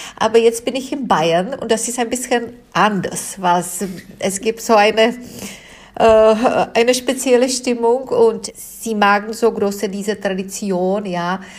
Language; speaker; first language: German; non-native, fluent; Czech